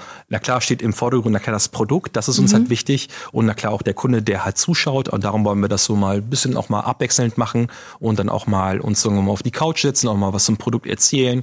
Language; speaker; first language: German; native; German